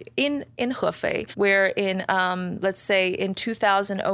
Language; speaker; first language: English; non-native, fluent; Chinese